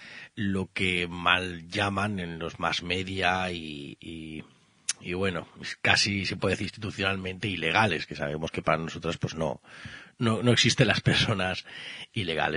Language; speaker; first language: Spanish; native; Spanish